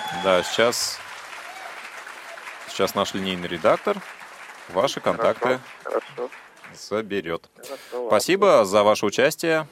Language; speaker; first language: Russian; native; Russian